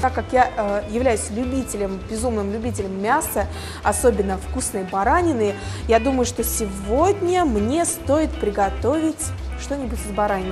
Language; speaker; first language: Russian; native; Russian